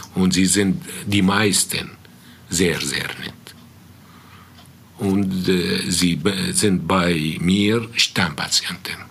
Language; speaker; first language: German; non-native, fluent; Arabic